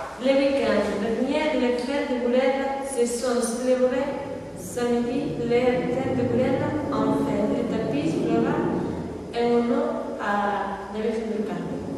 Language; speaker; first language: French; non-native, learner; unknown